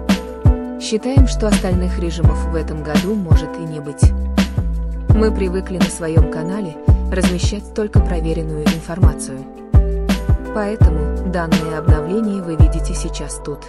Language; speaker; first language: Russian; native; Russian